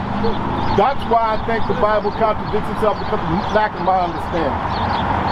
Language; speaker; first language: English; native; English